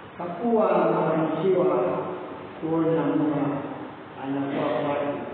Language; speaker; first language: Swahili; non-native, local second language; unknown